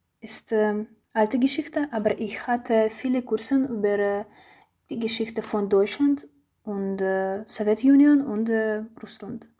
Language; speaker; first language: German; non-native, fluent; Russian